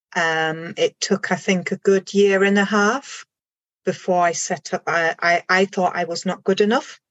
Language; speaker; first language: English; non-native, fluent; German